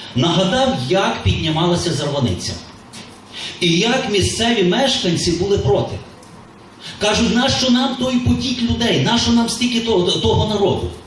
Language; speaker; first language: Ukrainian; native; Ukrainian